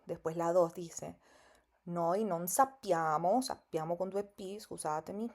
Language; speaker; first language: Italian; non-native, fluent; Spanish